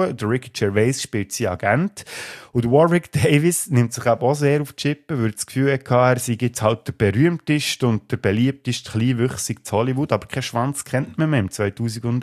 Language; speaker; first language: German; native; German